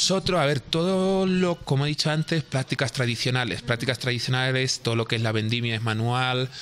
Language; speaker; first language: Spanish; native; Spanish